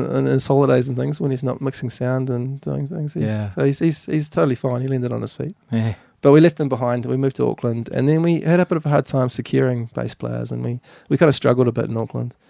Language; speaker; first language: English; native; English